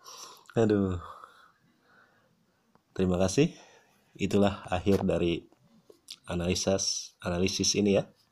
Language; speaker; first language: Indonesian; native; Indonesian